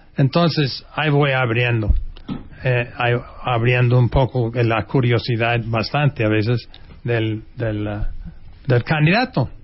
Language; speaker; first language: Spanish; non-native, fluent; English